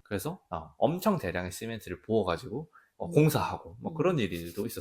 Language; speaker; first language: Korean; native; Korean